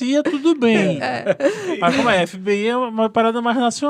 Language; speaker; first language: Portuguese; native; Portuguese